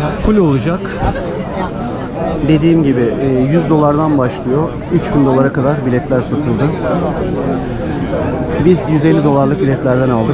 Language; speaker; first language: Turkish; native; Turkish